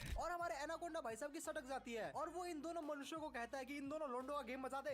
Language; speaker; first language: Hindi; early bilingual, other home language; Nepali